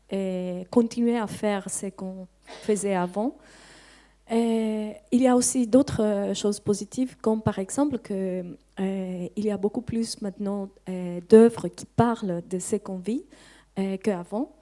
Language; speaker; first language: French; non-native, fluent; Greek